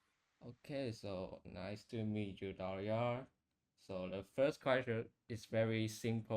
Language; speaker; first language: English; non-native, learner; Chinese